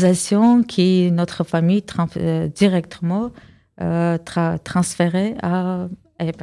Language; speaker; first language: French; non-native, learner; Armenian